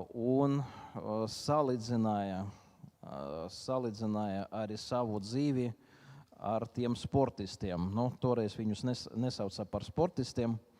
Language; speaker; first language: Latvian; non-native, local second language; Russian